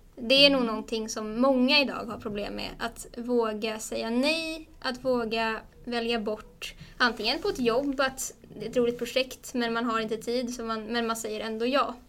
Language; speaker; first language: Swedish; native; Swedish